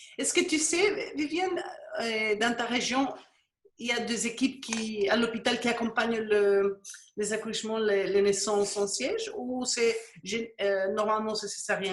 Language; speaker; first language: French; non-native, fluent; Spanish